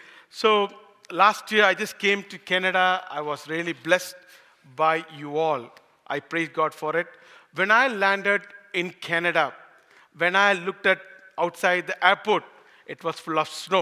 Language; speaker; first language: English; non-native, local second language; Tamil